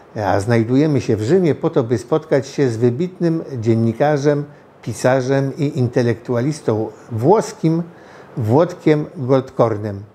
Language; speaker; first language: Polish; native; Polish